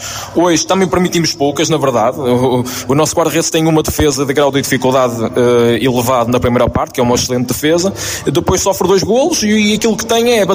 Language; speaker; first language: Portuguese; native; Portuguese